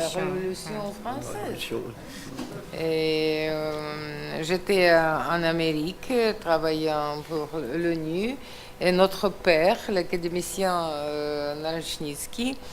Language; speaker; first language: French; non-native, fluent; Russian